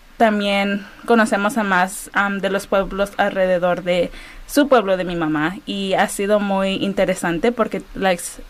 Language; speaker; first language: Spanish; early bilingual, heritage; Spanish